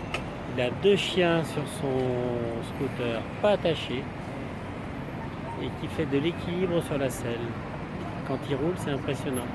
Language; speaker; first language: French; native; French